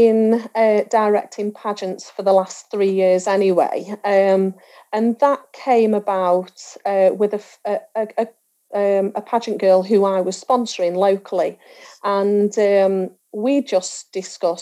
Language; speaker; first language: English; native; English